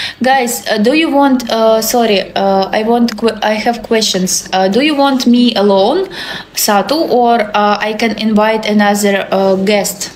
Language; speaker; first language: English; non-native, learner; Russian